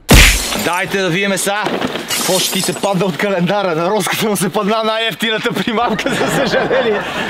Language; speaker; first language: Bulgarian; native; Bulgarian